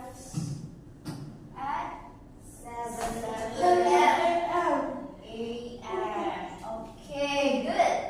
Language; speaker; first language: English; non-native, learner; Indonesian